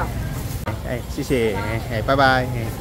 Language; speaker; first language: Chinese; native; Chinese